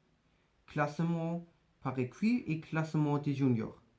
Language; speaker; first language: French; non-native, learner; German